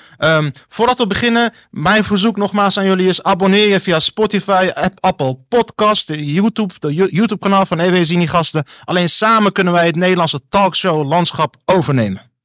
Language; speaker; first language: Dutch; early bilingual, other home language; Turkish